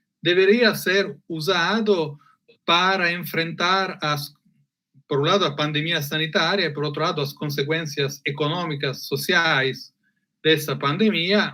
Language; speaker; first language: Spanish; non-native, local second language; Portuguese